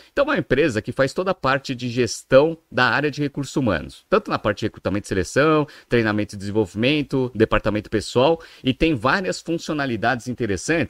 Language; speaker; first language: Portuguese; native; Portuguese